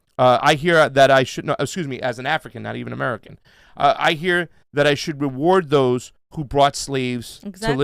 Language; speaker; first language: English; native; English